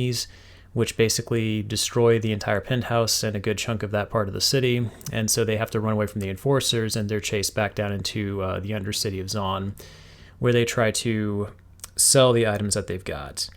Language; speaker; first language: English; native; English